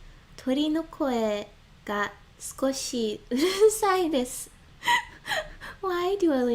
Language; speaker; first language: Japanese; non-native, learner; English